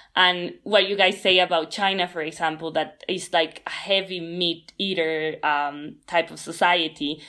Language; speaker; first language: English; non-native, fluent; Spanish